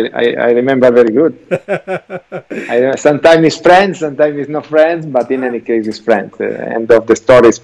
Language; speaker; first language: English; non-native, learner; Italian